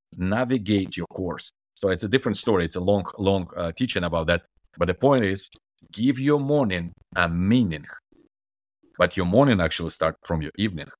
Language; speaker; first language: English; non-native, fluent; Ukrainian